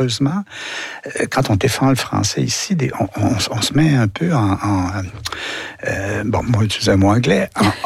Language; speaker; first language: French; native; French